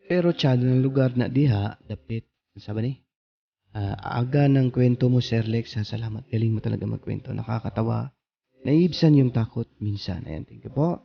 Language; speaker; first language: Filipino; non-native, local second language; Cebuano